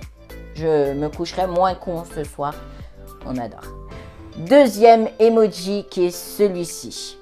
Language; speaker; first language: French; native; French